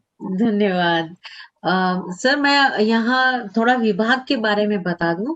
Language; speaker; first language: Hindi; native; Hindi